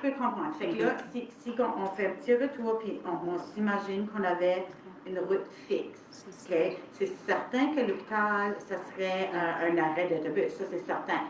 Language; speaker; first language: French; native; French